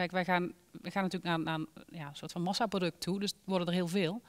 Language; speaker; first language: Dutch; native; Dutch